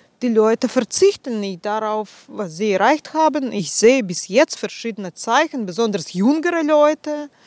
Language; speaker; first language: German; non-native, fluent; Russian